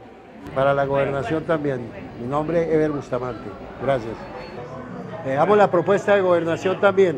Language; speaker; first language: Spanish; native; Spanish